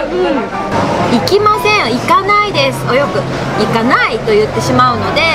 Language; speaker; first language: Japanese; native; Japanese